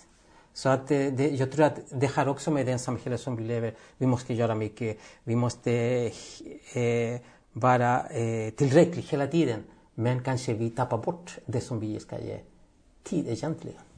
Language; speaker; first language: Swedish; non-native, fluent; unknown